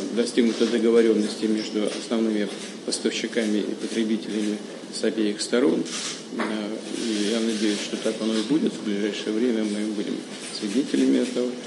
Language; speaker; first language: Russian; native; Russian